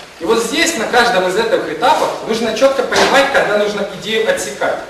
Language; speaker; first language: Russian; non-native, local second language; Ukrainian